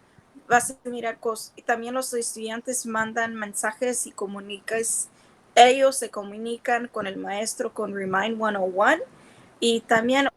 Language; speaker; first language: Spanish; early bilingual, heritage; Spanish